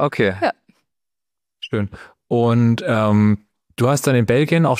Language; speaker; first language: German; native; German